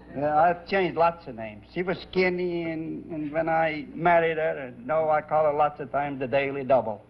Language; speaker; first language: English; non-native, fluent; Dutch